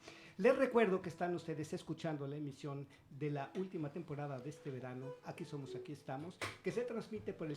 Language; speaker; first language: Spanish; native; Spanish